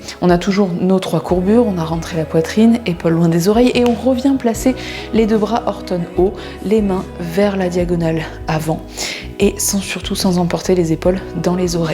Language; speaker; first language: French; native; French